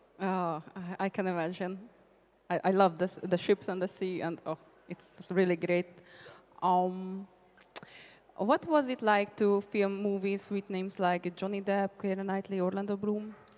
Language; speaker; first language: English; non-native, fluent; Hungarian